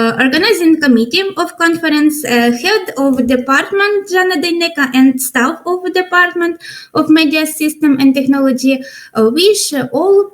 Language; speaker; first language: English; non-native, learner; Ukrainian